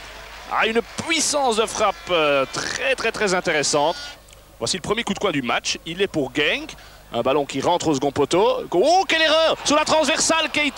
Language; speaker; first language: French; native; French